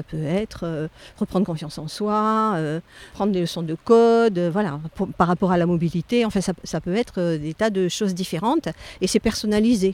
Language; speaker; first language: French; native; French